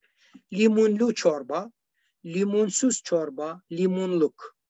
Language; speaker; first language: Turkish; non-native, learner; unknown